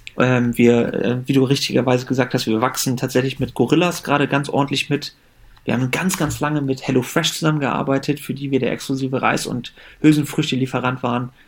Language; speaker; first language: German; early bilingual, other home language; Persian